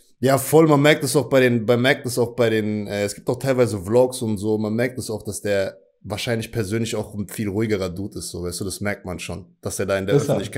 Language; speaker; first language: German; native; German